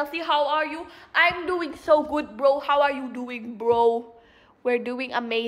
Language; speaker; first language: English; non-native, learner; Indonesian